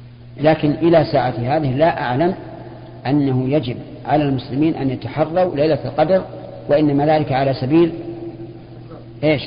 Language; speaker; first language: Arabic; native; Arabic